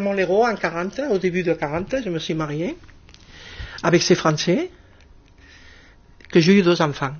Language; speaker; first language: French; non-native, fluent; Spanish